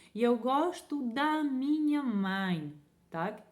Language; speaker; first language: Portuguese; non-native, fluent; Ukrainian